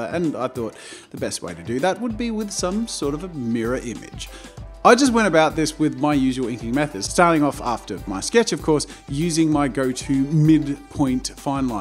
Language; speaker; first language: English; native; English